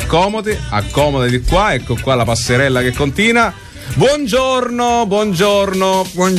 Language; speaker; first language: Italian; native; Italian